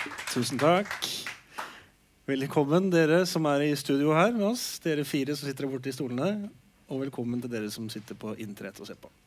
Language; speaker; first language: Norwegian; native; Norwegian